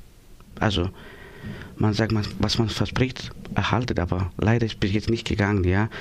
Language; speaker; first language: German; non-native, learner; Greek